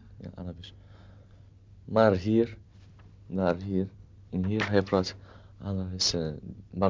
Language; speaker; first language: Dutch; non-native, learner; Arabic